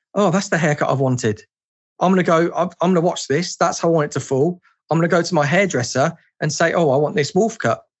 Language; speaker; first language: English; native; English